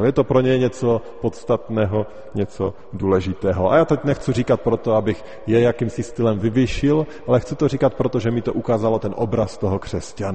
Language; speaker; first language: Czech; native; Czech